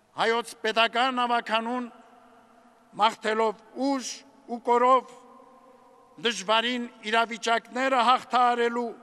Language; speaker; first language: Armenian; native; Armenian